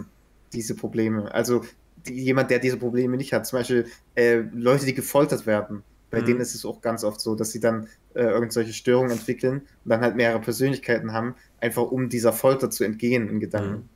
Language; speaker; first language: German; native; German